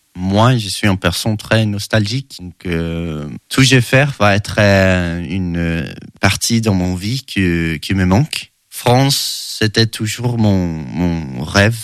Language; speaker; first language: French; non-native, learner; Swedish